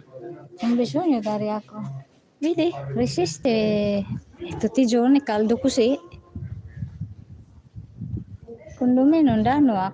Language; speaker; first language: Italian; non-native, learner; Filipino